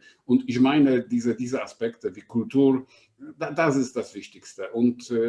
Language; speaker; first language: German; non-native, fluent; Polish